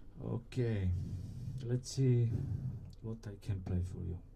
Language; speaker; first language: English; non-native, learner; Bulgarian